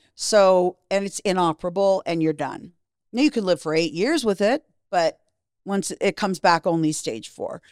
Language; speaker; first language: English; native; English